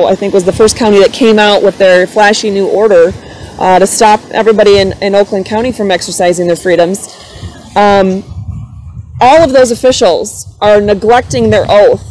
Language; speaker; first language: English; native; English